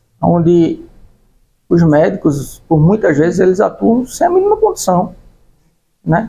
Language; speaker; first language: Portuguese; native; Portuguese